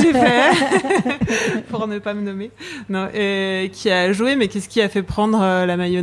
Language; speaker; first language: French; native; French